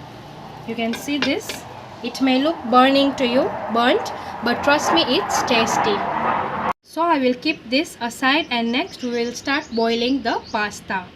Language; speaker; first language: English; non-native, local second language; Gujarati